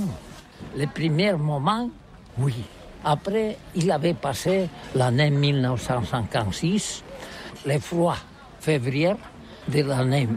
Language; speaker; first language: French; non-native, learner; Catalan